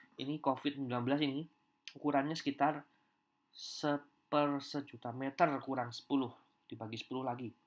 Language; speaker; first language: Indonesian; native; Indonesian